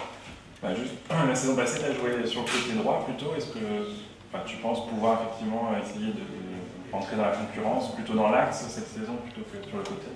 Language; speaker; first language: French; native; French